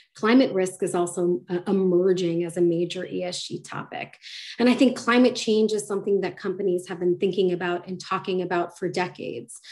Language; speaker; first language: English; native; English